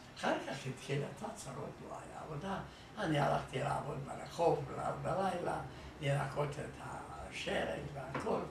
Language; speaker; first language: Hebrew; non-native, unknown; Hungarian